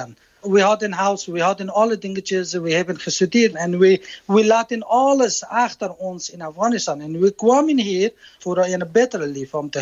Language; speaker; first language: Dutch; non-native, learner; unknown